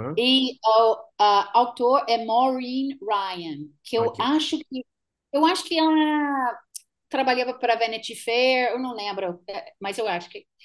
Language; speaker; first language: Portuguese; non-native, fluent; English